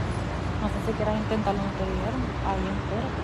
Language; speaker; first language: Spanish; native; Spanish